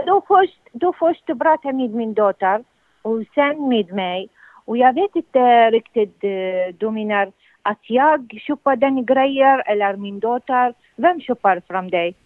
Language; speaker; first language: Swedish; non-native, learner; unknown